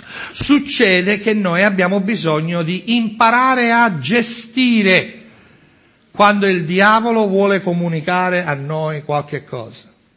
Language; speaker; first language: Italian; native; Italian